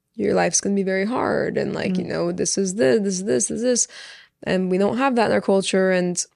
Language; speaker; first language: English; early bilingual, other home language; Persian